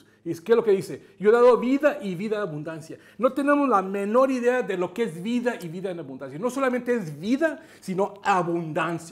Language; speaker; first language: Spanish; native; Spanish